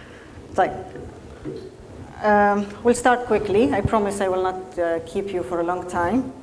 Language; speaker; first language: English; non-native, fluent; Arabic